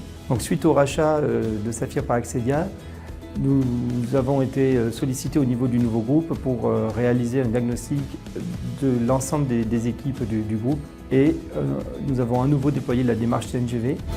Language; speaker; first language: French; native; French